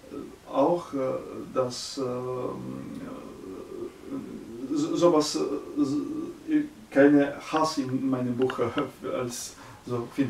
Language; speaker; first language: German; non-native, learner; Bulgarian